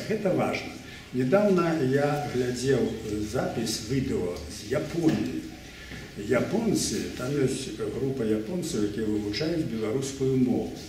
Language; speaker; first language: Belarusian; native; Belarusian